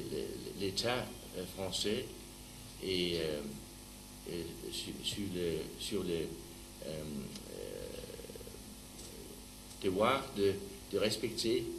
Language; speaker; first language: French; non-native, learner; Danish